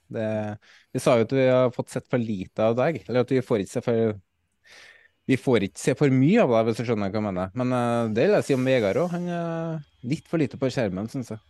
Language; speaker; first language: Norwegian; native; Norwegian